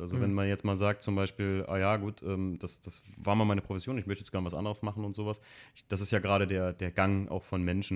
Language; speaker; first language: German; native; German